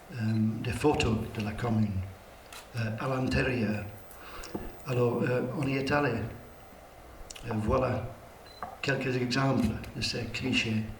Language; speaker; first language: French; non-native, learner; English